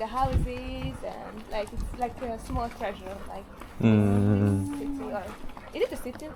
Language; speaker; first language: English; non-native, fluent; Hungarian